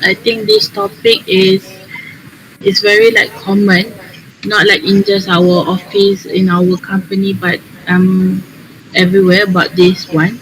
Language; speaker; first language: English; non-native, learner; Malay